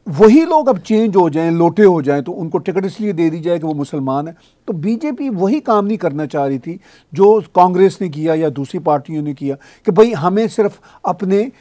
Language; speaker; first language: Urdu; native; Urdu